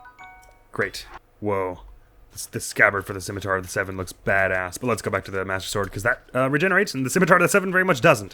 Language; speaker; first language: English; native; English